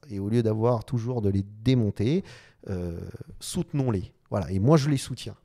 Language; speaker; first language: French; non-native, local second language; Arabic